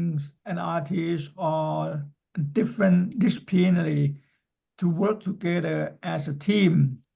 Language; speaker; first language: English; non-native, fluent; Thai